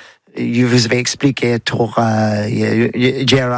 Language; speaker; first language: French; non-native, learner; English